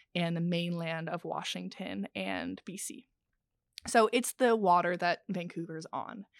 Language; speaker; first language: English; native; English